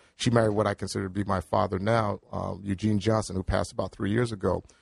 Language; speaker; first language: English; native; English